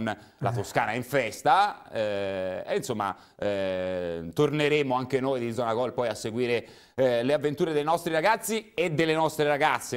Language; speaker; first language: Italian; native; Italian